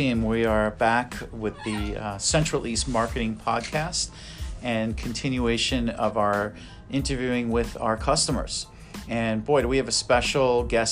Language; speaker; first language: English; native; English